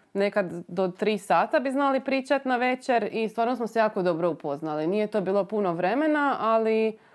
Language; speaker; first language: Croatian; native; Croatian